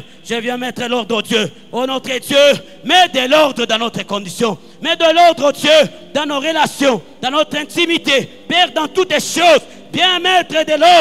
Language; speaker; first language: French; non-native, local second language; Lingala